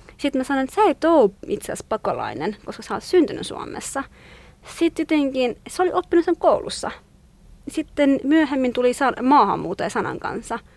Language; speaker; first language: Finnish; non-native, fluent; Kurdish